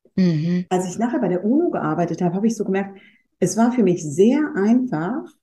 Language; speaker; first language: German; native; German